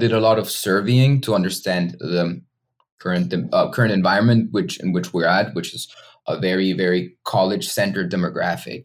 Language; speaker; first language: English; non-native, fluent; German